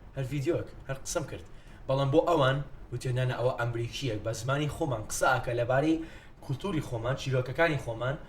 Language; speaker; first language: Central Kurdish; non-native, fluent; English